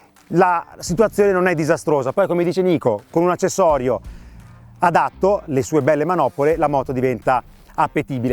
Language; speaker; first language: Italian; native; Italian